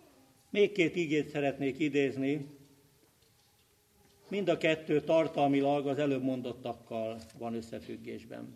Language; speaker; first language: Hungarian; native; Hungarian